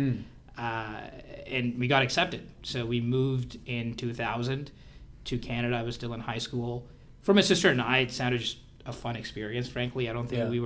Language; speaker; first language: English; non-native, local second language; Hindi